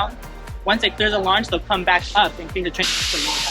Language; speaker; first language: English; native; English